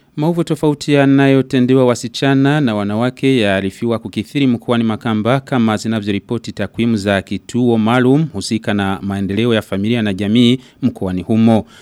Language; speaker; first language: Swahili; non-native, local second language; Rundi